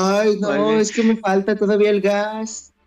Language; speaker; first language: Spanish; native; Spanish